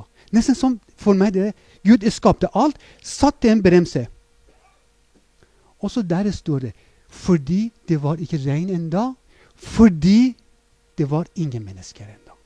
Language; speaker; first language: Norwegian; non-native, fluent; Persian